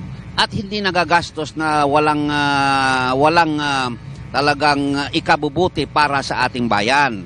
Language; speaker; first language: Filipino; native; Filipino